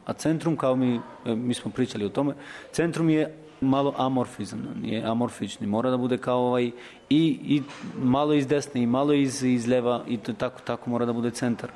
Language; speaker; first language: Serbian; non-native, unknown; Albanian